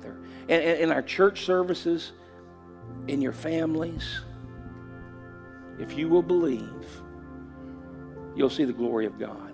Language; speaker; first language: English; native; English